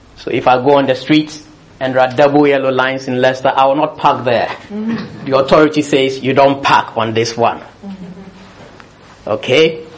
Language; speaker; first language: English; non-native, local second language; Akan